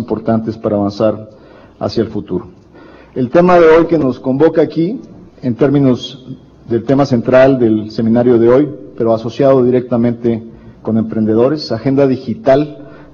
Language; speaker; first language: Spanish; native; Spanish